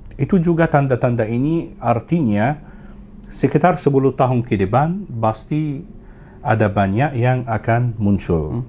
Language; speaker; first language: Indonesian; non-native, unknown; Arabic